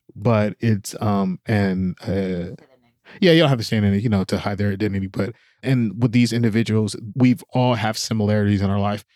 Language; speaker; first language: English; native; English